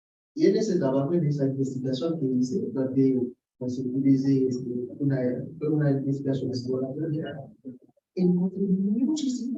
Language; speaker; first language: Spanish; non-native, fluent; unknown